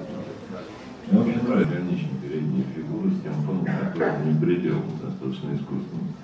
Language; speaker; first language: Russian; native; Russian